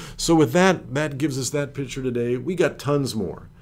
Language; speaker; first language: English; native; English